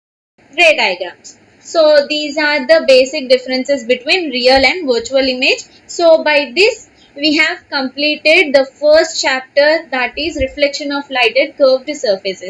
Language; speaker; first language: English; non-native, local second language; Telugu